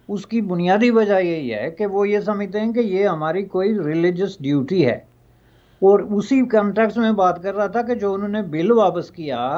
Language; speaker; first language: Urdu; non-native, local second language; Pahari-Potwari